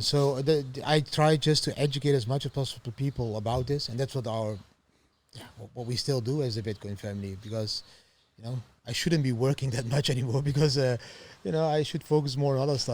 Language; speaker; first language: English; non-native, fluent; Dutch